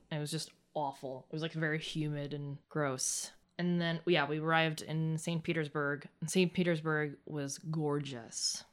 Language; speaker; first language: English; early bilingual, other home language; Russian